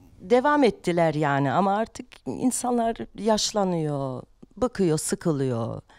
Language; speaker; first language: Turkish; non-native, fluent; German